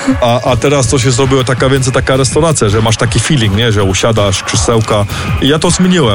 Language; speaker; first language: Polish; early bilingual, heritage; Polish